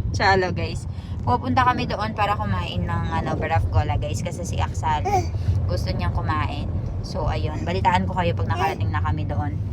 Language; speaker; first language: Filipino; non-native, local second language; Cebuano